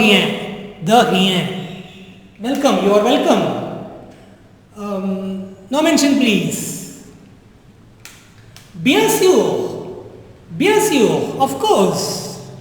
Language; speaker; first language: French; non-native, fluent; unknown